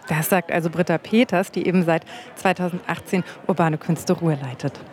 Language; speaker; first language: German; native; German